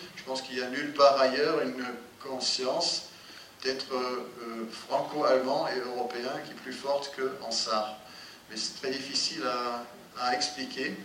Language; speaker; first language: French; non-native, fluent; German